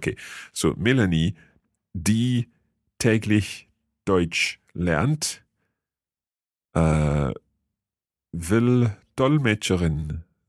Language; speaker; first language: German; non-native, fluent; English